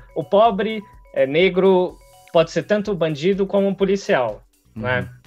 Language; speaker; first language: Portuguese; native; Portuguese